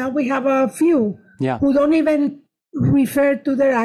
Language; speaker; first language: English; non-native, fluent; Spanish